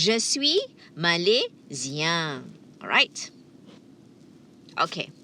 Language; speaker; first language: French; non-native, fluent; Malay